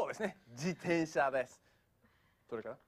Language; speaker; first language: Japanese; non-native, fluent; English